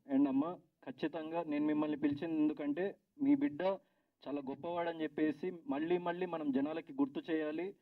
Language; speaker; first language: Telugu; native; Telugu